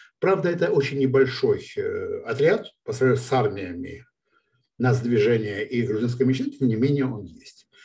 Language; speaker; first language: Russian; non-native, local second language; Georgian